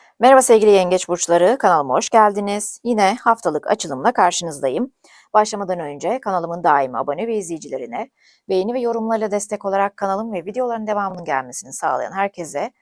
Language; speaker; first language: Turkish; native; Turkish